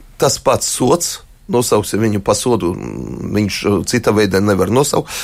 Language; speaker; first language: Latvian; non-native, local second language; Russian